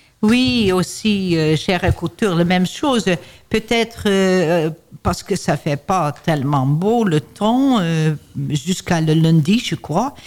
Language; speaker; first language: French; non-native, learner; Dutch